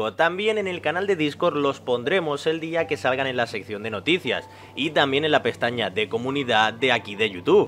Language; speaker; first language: Spanish; native; Spanish